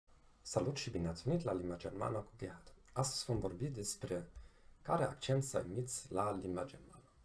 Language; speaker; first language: Romanian; non-native, fluent; German